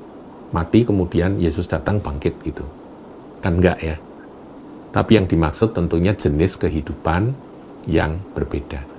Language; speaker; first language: Indonesian; native; Indonesian